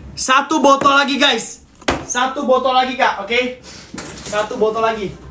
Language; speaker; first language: Indonesian; native; Indonesian